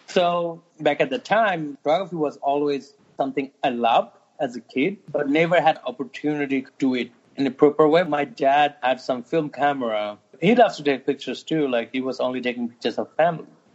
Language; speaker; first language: English; non-native, local second language; Bangla